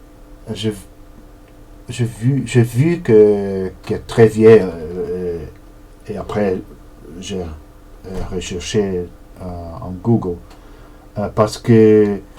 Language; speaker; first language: French; non-native, learner; Portuguese